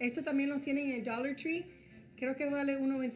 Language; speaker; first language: Spanish; early bilingual, heritage; Spanish